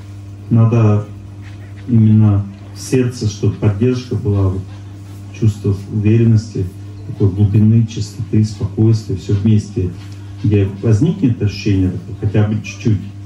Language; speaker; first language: Russian; native; Russian